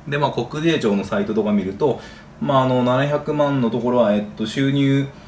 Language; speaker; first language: Japanese; native; Japanese